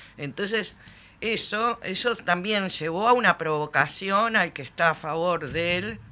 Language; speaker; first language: Spanish; native; Spanish